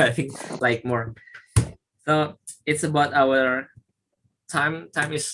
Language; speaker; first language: English; non-native, learner; Indonesian